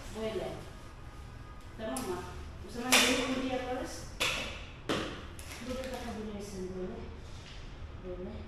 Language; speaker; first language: Turkish; non-native, learner; Filipino